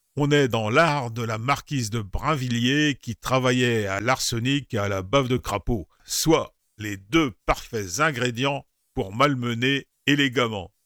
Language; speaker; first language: French; native; French